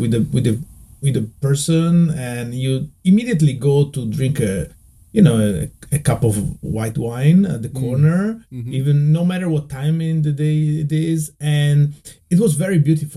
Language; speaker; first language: English; non-native, fluent; Italian